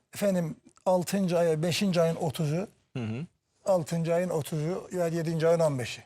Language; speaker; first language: Turkish; native; Turkish